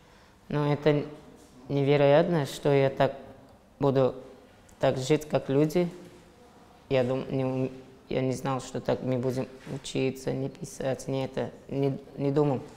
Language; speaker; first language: Russian; non-native, local second language; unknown